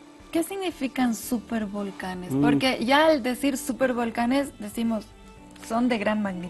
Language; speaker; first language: Spanish; native; Spanish